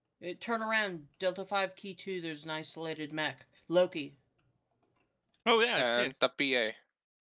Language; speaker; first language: English; native; English